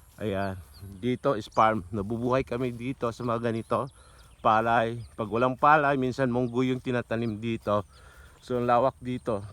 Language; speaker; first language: Filipino; non-native, local second language; Cebuano